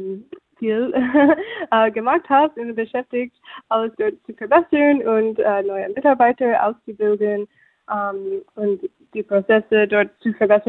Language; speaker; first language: German; non-native, fluent; English